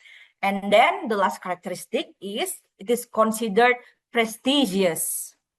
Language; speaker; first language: English; non-native, fluent; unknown